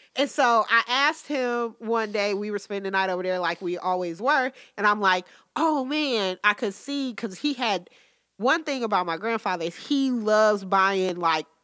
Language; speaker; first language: English; native; English